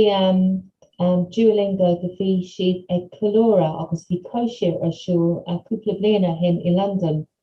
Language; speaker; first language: Irish; non-native, learner; English